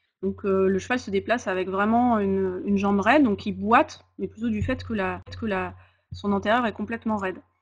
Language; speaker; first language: French; native; French